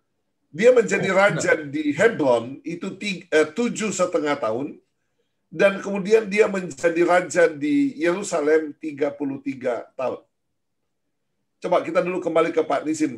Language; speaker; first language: Indonesian; native; Indonesian